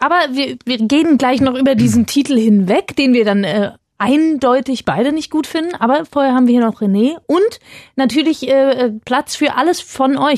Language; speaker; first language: German; native; German